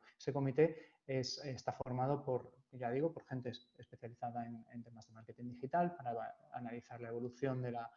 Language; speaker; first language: Spanish; native; Spanish